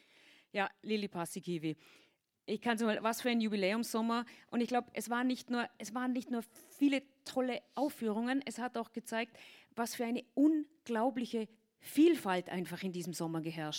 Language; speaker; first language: German; native; German